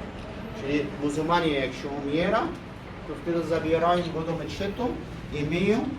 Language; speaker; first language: Polish; non-native, learner; Arabic